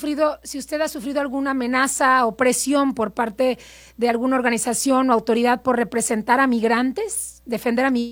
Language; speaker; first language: Spanish; native; Spanish